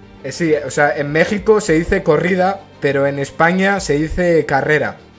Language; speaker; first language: Spanish; native; Spanish